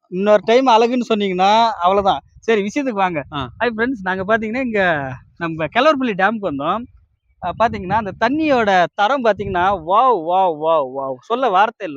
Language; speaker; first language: Tamil; native; Tamil